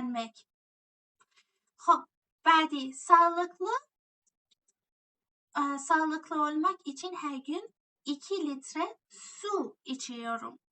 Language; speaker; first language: Turkish; non-native, fluent; Persian